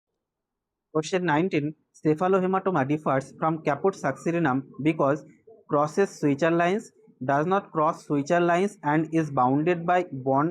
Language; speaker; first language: English; non-native, local second language; Bangla